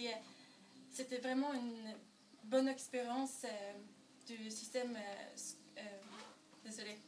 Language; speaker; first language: French; non-native, learner; Norwegian